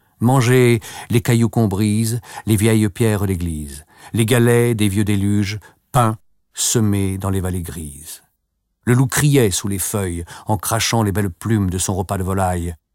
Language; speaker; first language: French; native; French